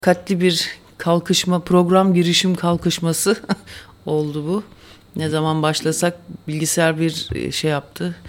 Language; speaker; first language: Turkish; native; Turkish